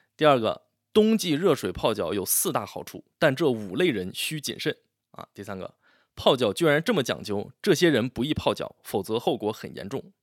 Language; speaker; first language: Chinese; native; Chinese